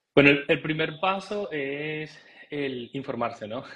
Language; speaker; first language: Spanish; native; Spanish